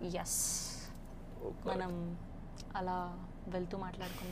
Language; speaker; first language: Telugu; native; Telugu